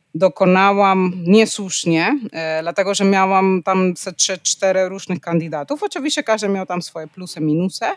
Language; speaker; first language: Polish; non-native, fluent; Spanish